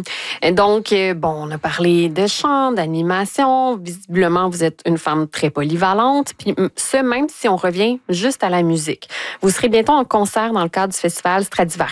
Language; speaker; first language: French; native; French